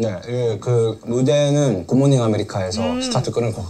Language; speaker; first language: Korean; native; Korean